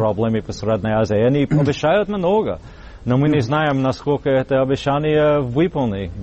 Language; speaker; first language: Russian; non-native, fluent; English